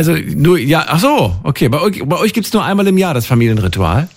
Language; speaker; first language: German; native; German